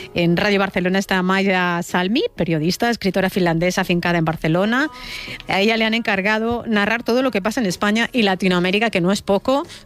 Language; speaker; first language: Spanish; native; Spanish